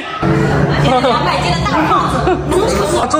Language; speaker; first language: Chinese; native; Chinese